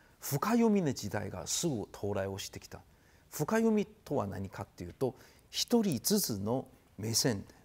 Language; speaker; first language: Japanese; non-native, fluent; Chinese